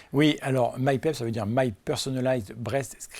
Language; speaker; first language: French; native; French